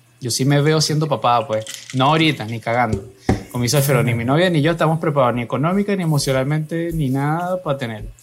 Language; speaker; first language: Spanish; native; Spanish